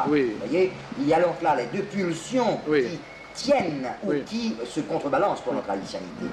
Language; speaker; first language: French; native; French